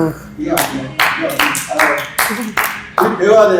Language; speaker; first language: Korean; native; Korean